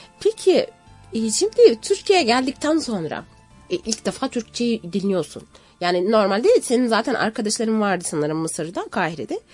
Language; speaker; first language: Turkish; non-native, fluent; Arabic